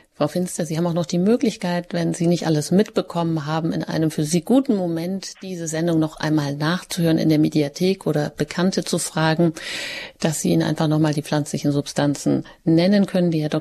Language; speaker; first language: German; native; German